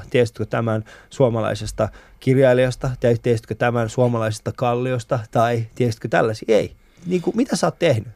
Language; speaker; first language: Finnish; early bilingual, other home language; Persian